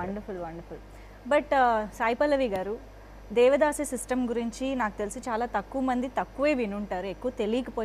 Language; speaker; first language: Telugu; native; Telugu